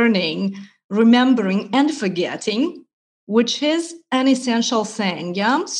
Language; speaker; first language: English; non-native, fluent; Russian